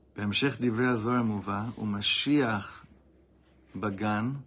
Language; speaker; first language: Hebrew; non-native, fluent; English